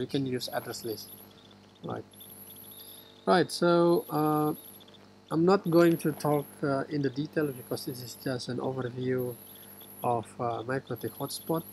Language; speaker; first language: English; non-native, fluent; Indonesian